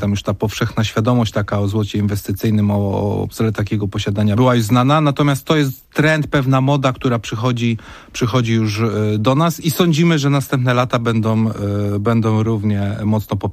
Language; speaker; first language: Polish; native; Polish